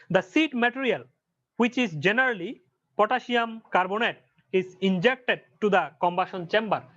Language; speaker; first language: English; non-native, local second language; Bangla